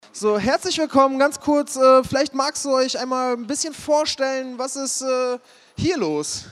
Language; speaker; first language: German; native; German